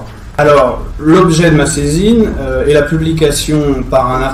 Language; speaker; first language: French; native; French